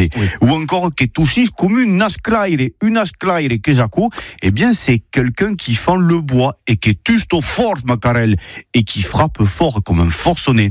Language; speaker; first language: French; native; French